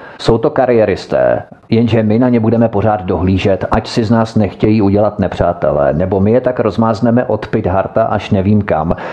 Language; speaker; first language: Czech; native; Czech